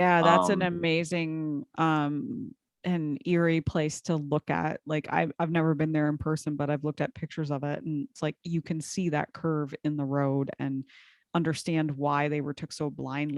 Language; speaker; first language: English; native; English